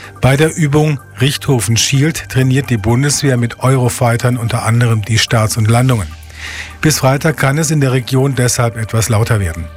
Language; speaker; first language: German; native; German